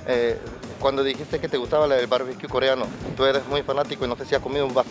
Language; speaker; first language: Spanish; non-native, fluent; Korean